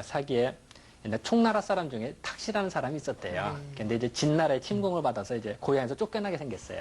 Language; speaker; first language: Korean; native; Korean